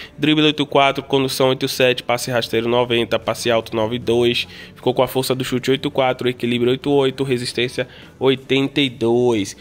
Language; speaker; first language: Portuguese; native; Portuguese